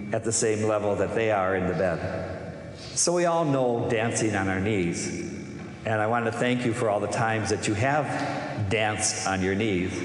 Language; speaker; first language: English; native; English